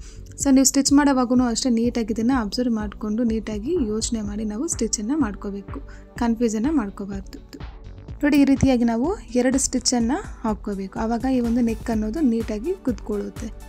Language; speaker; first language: Kannada; native; Kannada